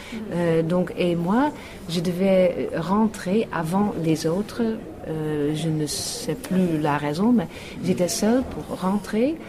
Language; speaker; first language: French; non-native, fluent; Western Frisian